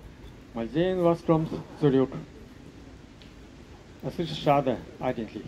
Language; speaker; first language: German; non-native, learner; Russian